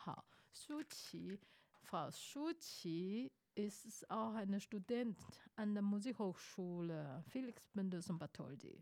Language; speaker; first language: German; non-native, fluent; Chinese